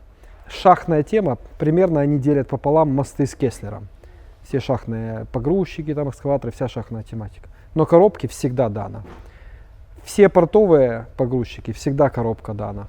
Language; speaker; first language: Russian; native; Russian